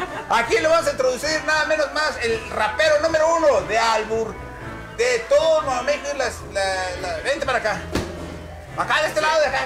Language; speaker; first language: Spanish; native; Spanish